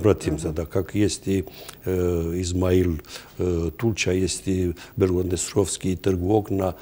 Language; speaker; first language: Russian; non-native, fluent; Romanian